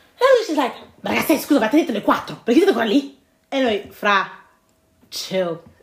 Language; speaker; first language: Italian; early bilingual, other home language; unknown